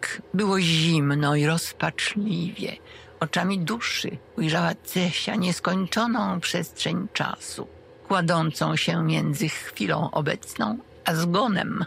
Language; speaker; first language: Polish; native; Polish